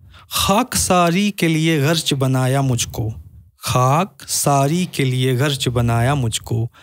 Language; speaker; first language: Hindi; non-native, local second language; Kashmiri